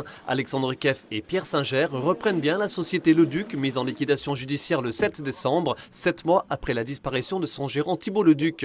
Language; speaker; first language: French; native; French